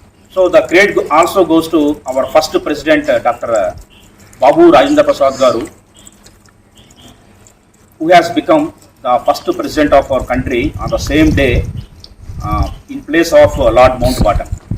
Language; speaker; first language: English; non-native, local second language; Telugu